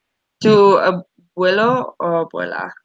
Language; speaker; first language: Spanish; non-native, learner; English